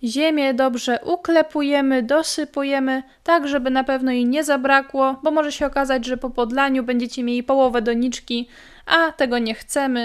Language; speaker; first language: Polish; native; Polish